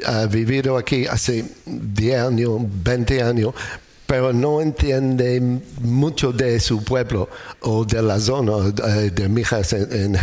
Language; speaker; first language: Spanish; non-native, learner; English